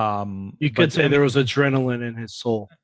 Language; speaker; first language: English; native; English